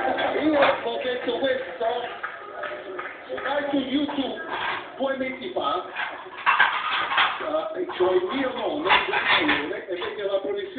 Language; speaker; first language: Italian; early bilingual, heritage; Italian